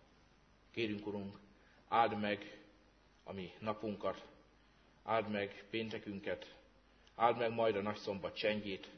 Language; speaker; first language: Hungarian; native; Hungarian